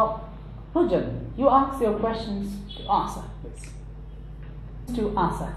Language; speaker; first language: English; non-native, local second language; Nepali